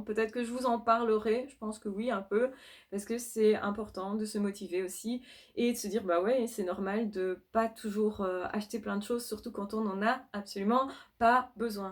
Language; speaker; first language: French; native; French